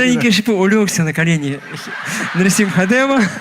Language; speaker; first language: Russian; native; Russian